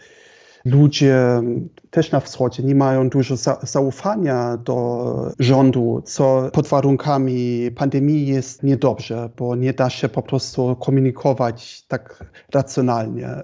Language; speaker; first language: Polish; non-native, fluent; German